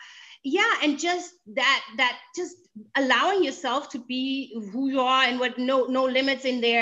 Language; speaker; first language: English; non-native, fluent; Danish